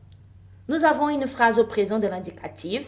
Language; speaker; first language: French; non-native, fluent; Portuguese